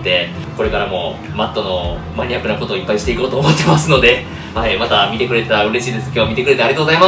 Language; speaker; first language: Japanese; native; Japanese